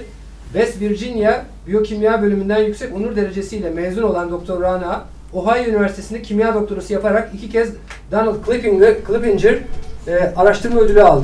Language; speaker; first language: Turkish; native; Turkish